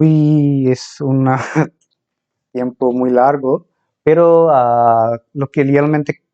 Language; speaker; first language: Spanish; non-native, fluent; Bangla